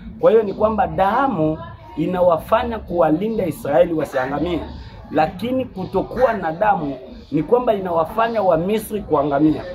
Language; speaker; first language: Swahili; native; Swahili